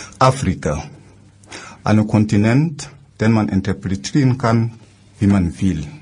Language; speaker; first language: German; non-native, fluent; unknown